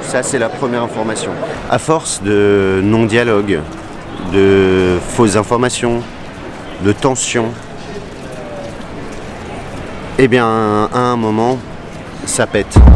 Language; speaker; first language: French; native; French